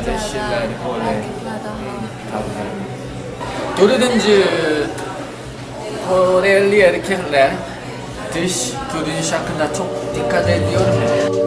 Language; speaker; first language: Turkish; non-native, learner; Korean